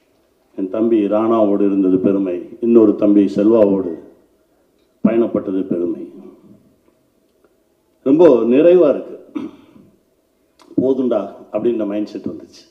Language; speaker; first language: Tamil; native; Tamil